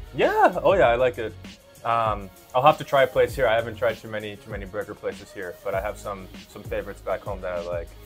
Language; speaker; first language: English; native; English